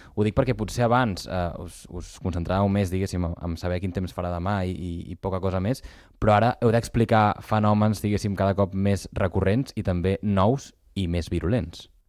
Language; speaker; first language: Catalan; native; Catalan